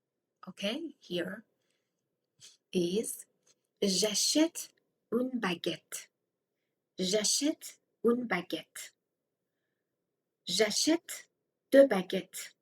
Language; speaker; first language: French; non-native, fluent; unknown